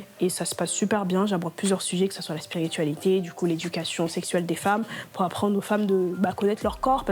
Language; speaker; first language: French; non-native, local second language; Lingala